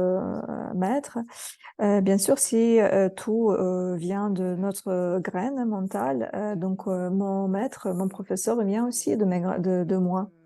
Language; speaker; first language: French; non-native, fluent; Russian